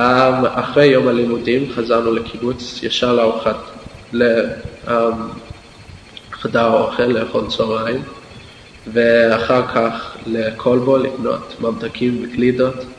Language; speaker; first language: Hebrew; non-native, fluent; English